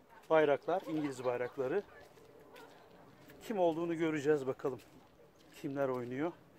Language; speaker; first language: Turkish; native; Turkish